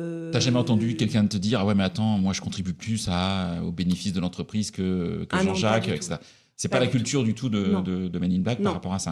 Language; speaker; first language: French; native; French